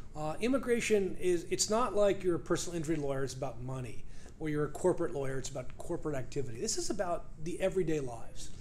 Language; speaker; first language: English; native; English